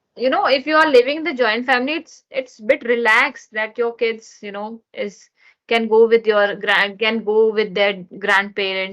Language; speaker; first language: English; non-native, learner; Hindi